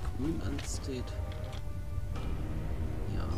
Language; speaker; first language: German; native; German